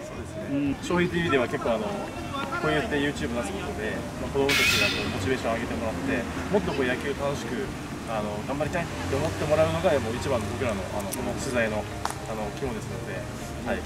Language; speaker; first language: Japanese; native; Japanese